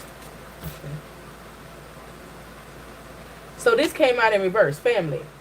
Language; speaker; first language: English; native; English